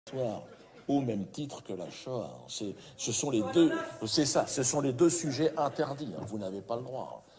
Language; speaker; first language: French; native; French